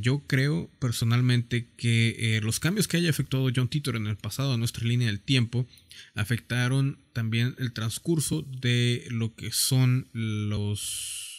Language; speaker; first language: Spanish; native; Spanish